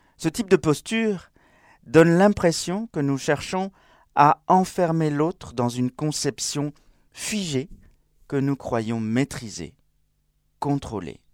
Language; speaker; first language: French; non-native, fluent; Spanish